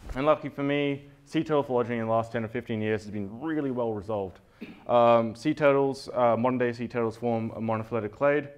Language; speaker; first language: English; native; English